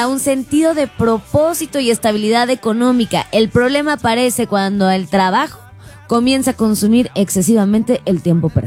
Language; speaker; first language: Spanish; native; Spanish